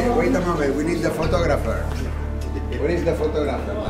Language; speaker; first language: English; non-native, learner; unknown